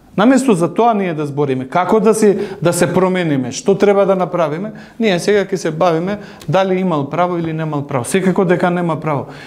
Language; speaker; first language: Macedonian; non-native, local second language; Albanian